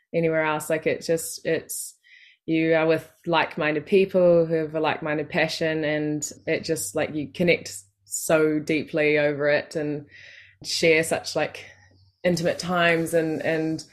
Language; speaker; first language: English; native; English